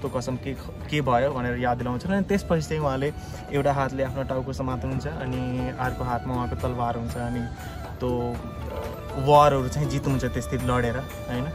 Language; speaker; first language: Nepali; early bilingual, heritage; Nepali